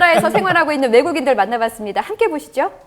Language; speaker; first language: Korean; native; Korean